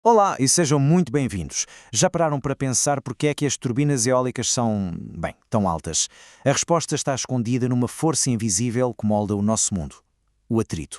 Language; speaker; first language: Portuguese; native; Portuguese